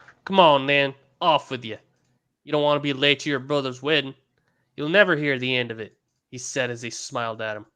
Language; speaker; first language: English; native; English